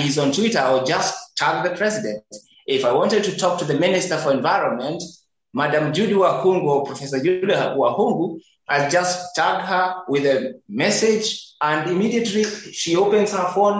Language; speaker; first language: English; non-native, local second language; Kikuyu